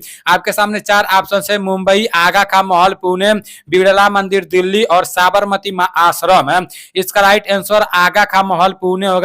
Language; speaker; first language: Hindi; native; Hindi